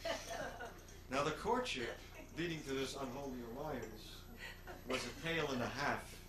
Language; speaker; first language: English; native; English